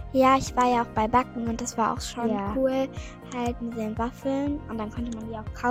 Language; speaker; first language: German; native; German